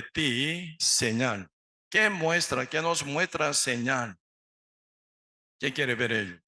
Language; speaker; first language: Spanish; non-native, learner; Korean